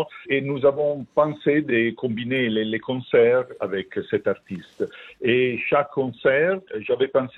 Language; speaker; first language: French; non-native, fluent; Italian